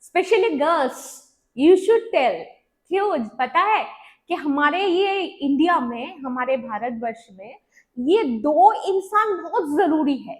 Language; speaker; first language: Hindi; non-native, local second language; Bangla